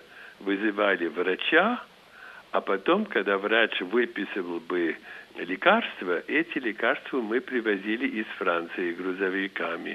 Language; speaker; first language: Russian; early bilingual, heritage; Russian